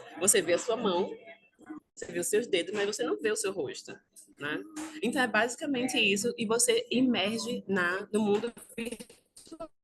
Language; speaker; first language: Portuguese; native; Portuguese